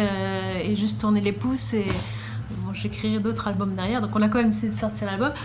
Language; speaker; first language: French; non-native, fluent; Swedish